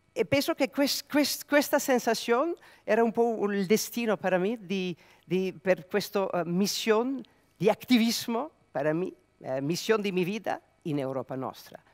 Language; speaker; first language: Italian; non-native, learner; Serbian